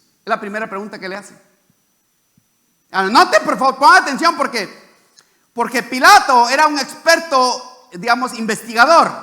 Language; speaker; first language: Spanish; native; Spanish